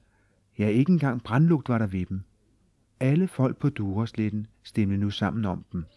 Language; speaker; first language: Danish; native; Danish